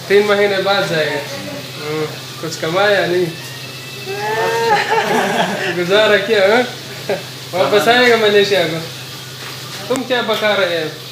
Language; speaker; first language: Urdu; non-native, local second language; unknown